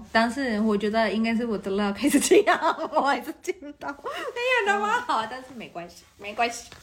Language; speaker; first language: Chinese; non-native, fluent; Spanish